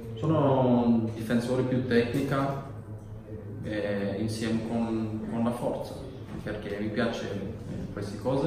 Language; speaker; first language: Italian; non-native, learner; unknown